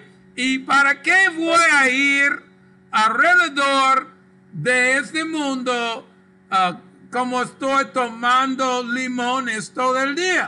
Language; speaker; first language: Spanish; non-native, local second language; English